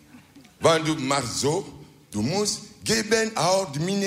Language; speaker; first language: Dutch; non-native, learner; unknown